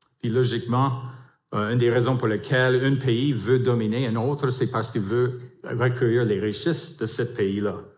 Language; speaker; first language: French; non-native, fluent; English